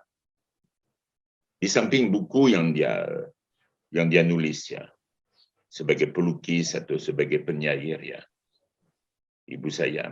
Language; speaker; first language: Indonesian; non-native, fluent; French